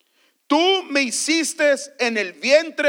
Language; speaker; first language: Spanish; early bilingual, heritage; Spanish